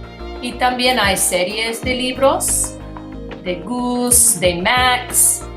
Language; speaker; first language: Spanish; non-native, fluent; English